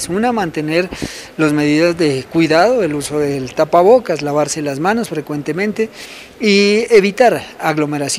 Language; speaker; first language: Spanish; native; Spanish